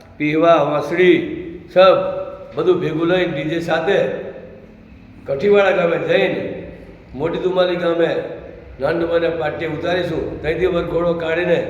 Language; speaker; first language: Gujarati; non-native, local second language; Rathawi